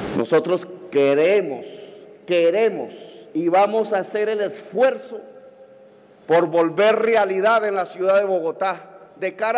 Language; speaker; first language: Spanish; native; Spanish